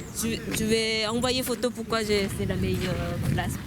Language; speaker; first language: French; non-native, learner; Korean